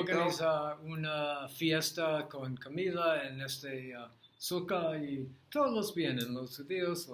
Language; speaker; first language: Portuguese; non-native, learner; English